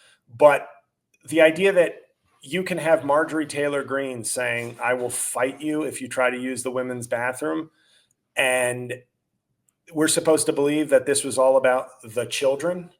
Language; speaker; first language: English; native; English